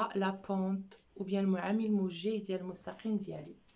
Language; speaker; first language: French; non-native, local second language; Arabic